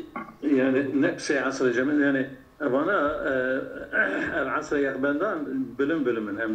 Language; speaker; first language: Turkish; non-native, local second language; Kurdish